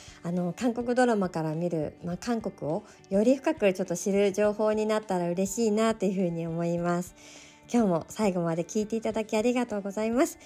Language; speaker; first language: Japanese; native; Japanese